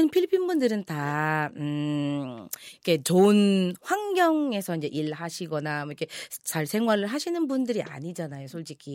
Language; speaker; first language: Korean; non-native, fluent; Filipino